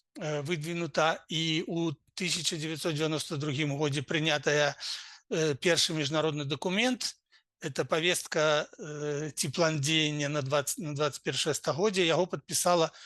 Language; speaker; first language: Belarusian; non-native, local second language; Russian